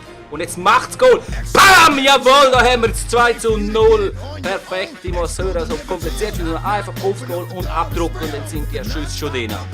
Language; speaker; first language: German; native; German